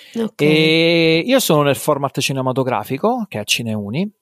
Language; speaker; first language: Italian; native; Italian